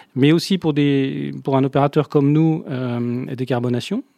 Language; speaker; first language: French; native; French